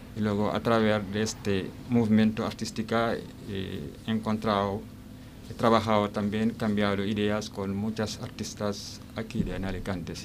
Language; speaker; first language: Spanish; non-native, learner; Wolof